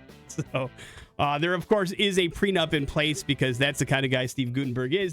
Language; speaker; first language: English; native; English